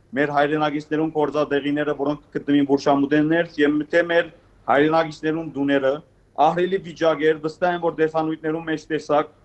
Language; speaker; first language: Armenian; early bilingual, heritage; Armenian